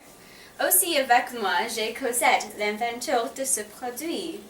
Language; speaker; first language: French; non-native, learner; English